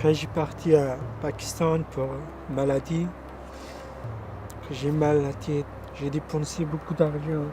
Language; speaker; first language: French; non-native, learner; Pashto